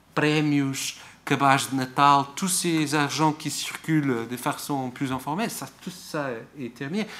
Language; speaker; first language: French; non-native, fluent; Portuguese